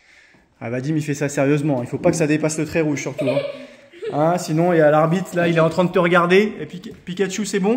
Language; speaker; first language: French; native; French